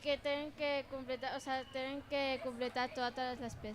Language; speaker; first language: Catalan; non-native, local second language; Spanish